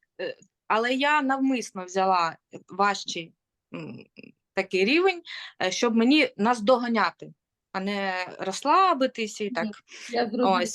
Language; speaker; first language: Ukrainian; non-native, local second language; Russian